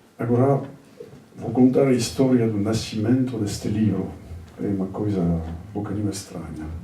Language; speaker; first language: Portuguese; non-native, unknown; French